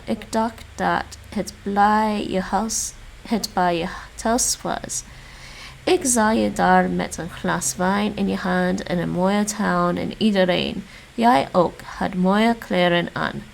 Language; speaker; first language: Dutch; non-native, learner; English